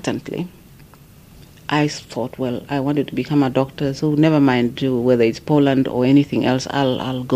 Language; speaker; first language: English; non-native, fluent; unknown